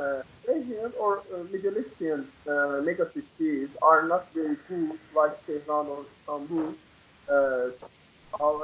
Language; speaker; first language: English; non-native, learner; Persian